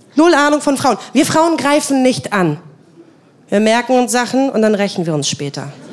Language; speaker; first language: German; native; German